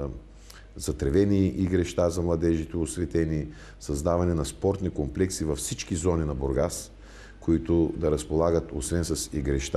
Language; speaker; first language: Bulgarian; native; Bulgarian